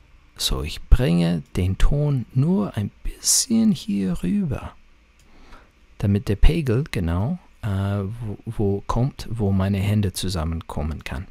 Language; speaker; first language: German; non-native, fluent; English